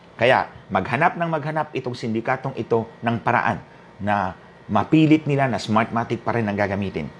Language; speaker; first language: Filipino; non-native, local second language; Waray